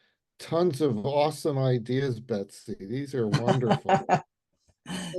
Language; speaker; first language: English; native; English